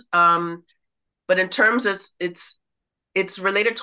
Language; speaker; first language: English; native; English